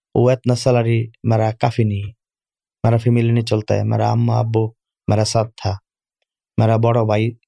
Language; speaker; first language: Urdu; non-native, learner; Bangla